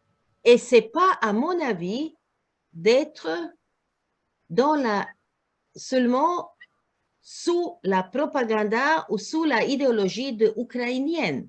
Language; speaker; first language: French; non-native, learner; Croatian